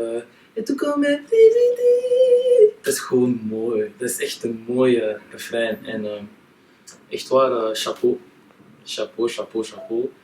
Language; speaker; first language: Dutch; non-native, local second language; French